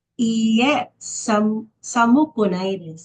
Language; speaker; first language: Japanese; non-native, learner; Filipino